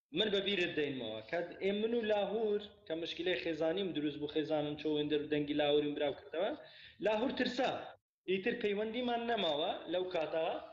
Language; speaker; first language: Central Kurdish; non-native, local second language; Kurdish